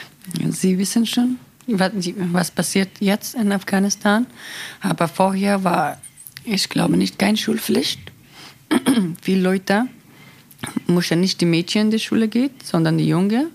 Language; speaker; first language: German; non-native, learner; Persian